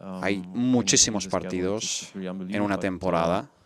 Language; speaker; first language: Spanish; non-native, learner; German